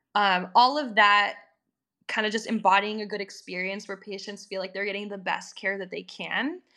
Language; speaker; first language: English; native; English